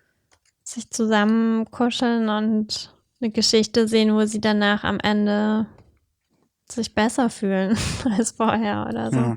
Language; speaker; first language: German; native; German